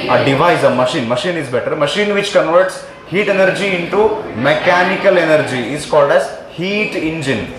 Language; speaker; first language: English; non-native, local second language; Kannada